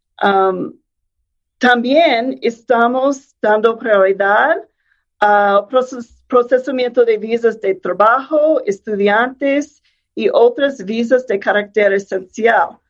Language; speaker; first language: Spanish; non-native, fluent; English